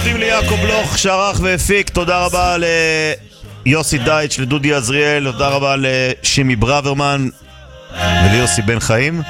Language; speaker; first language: Hebrew; native; Hebrew